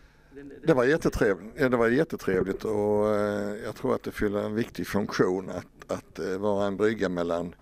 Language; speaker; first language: Swedish; native; Swedish